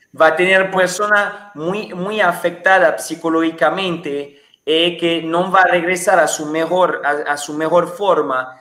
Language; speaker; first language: Spanish; non-native, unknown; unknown